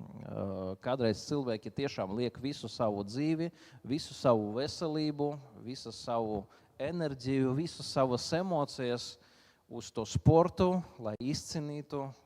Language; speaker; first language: Latvian; non-native, local second language; Russian